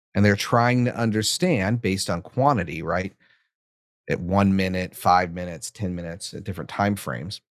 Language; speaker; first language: English; native; English